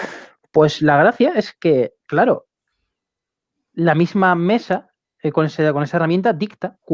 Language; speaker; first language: Spanish; native; Spanish